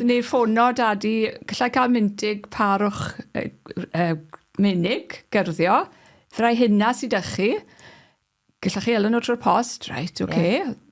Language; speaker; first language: Welsh; native; Welsh